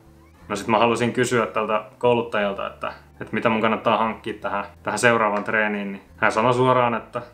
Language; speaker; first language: Finnish; native; Finnish